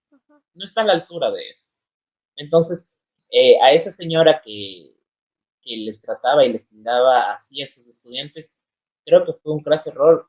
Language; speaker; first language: Spanish; native; Spanish